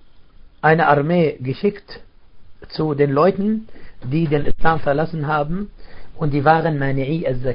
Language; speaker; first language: German; non-native, fluent; Arabic